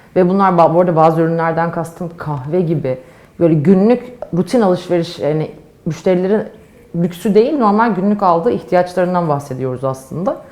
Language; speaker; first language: Turkish; native; Turkish